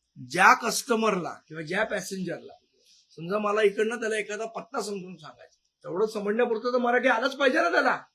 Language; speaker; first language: Marathi; native; Marathi